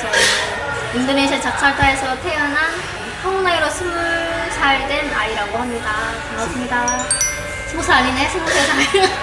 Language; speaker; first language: Korean; non-native, fluent; Indonesian